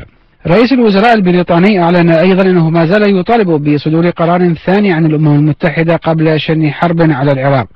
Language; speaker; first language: Arabic; native; Arabic